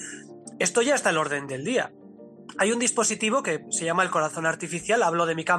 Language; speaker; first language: Spanish; native; Spanish